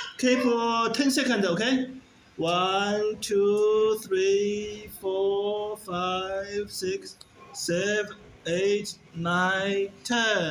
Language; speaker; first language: English; non-native, learner; Bangla